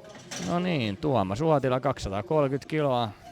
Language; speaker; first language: Finnish; native; Finnish